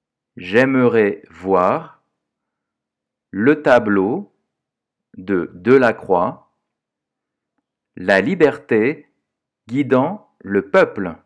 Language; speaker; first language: French; non-native, fluent; Portuguese